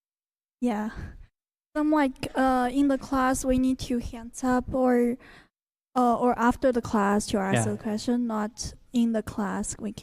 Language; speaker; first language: English; non-native, learner; Chinese